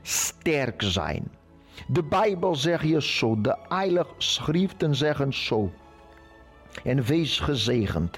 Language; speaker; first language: Dutch; non-native, fluent; Portuguese